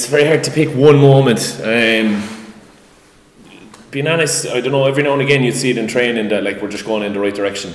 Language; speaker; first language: English; native; English